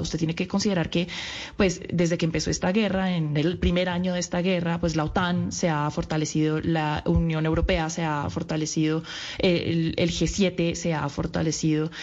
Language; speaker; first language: Spanish; native; Spanish